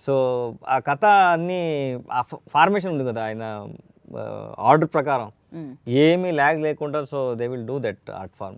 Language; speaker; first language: Telugu; non-native, learner; Kannada